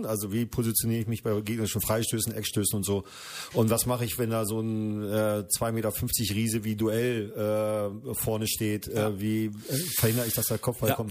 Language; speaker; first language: German; native; German